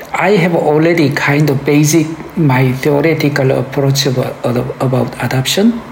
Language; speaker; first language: English; early bilingual, other home language; Korean